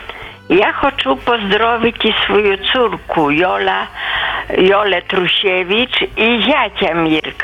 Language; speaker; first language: Polish; non-native, local second language; Belarusian